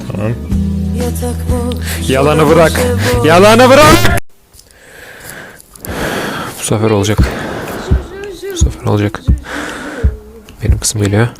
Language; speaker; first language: Turkish; native; Turkish